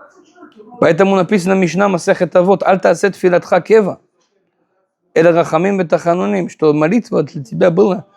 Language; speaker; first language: Russian; non-native, fluent; Hebrew